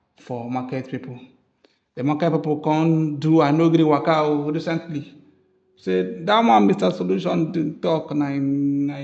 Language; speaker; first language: Nigerian Pidgin; non-native, local second language; Igbo